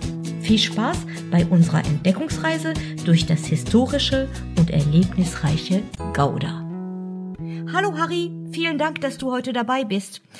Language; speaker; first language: German; native; German